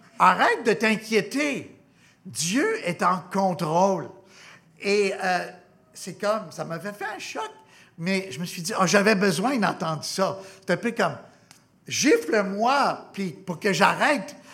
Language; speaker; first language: French; native; French